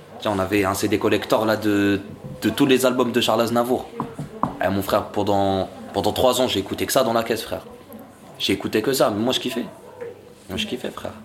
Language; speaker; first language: French; non-native, local second language; Arabic